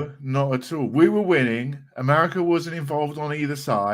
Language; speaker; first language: English; native; English